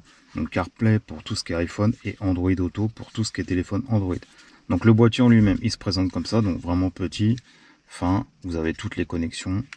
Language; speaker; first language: French; native; French